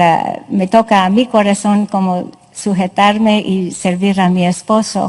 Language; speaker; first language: Spanish; non-native, fluent; English